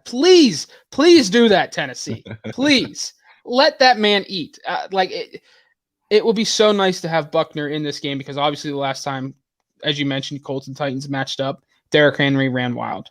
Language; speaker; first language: English; native; English